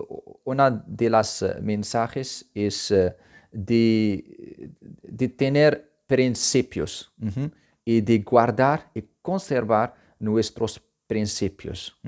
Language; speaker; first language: Spanish; non-native, fluent; Arabic